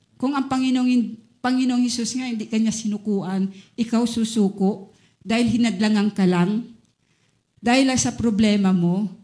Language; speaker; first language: Filipino; native; Filipino